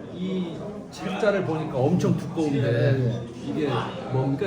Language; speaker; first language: Korean; native; Korean